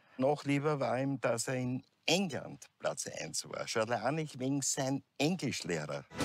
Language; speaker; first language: German; native; German